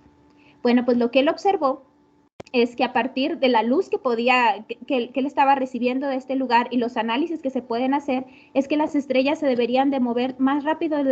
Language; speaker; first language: Spanish; native; Spanish